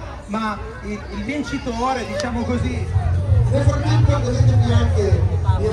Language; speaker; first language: Italian; native; Italian